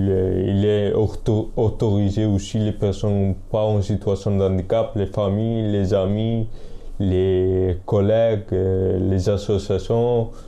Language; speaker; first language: French; non-native, fluent; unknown